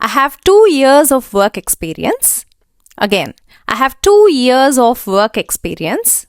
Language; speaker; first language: English; non-native, local second language; Telugu